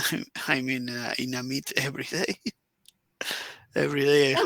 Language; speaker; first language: English; non-native, learner; Spanish